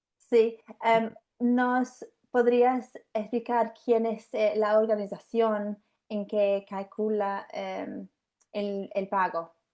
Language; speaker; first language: Spanish; non-native, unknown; English